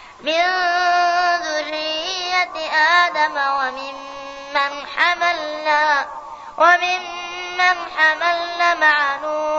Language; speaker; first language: Arabic; native; Arabic